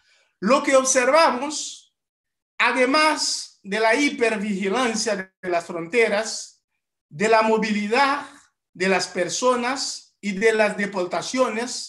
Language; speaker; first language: Spanish; non-native, fluent; Haitian Creole